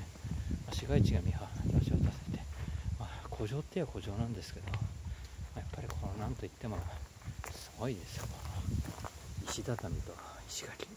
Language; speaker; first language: Japanese; native; Japanese